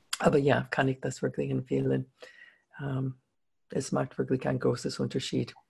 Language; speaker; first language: German; non-native, fluent; English